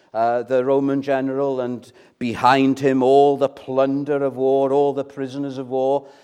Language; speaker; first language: English; native; English